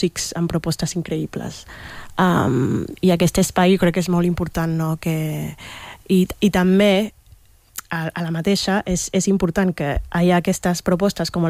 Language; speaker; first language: Catalan; non-native, fluent; Spanish